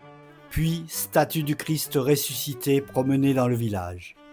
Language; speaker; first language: French; native; French